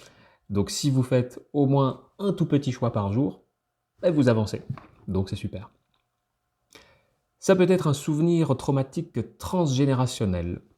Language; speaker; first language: French; native; French